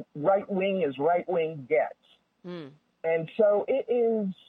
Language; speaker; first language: English; native; English